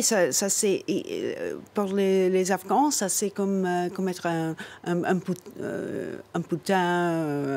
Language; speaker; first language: French; non-native, fluent; English